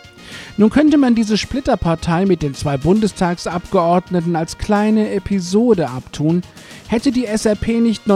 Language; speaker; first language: German; native; German